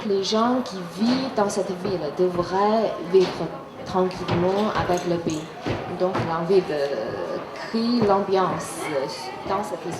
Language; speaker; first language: French; non-native, learner; Chinese